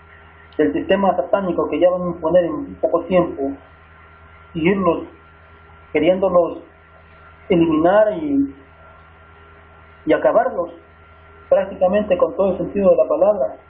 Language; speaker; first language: Spanish; native; Spanish